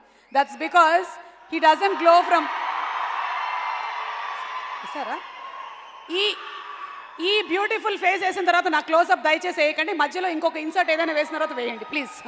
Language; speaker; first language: Telugu; native; Telugu